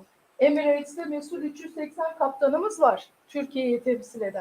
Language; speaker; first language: Turkish; native; Turkish